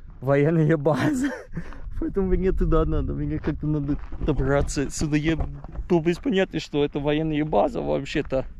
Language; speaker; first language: Russian; non-native, fluent; English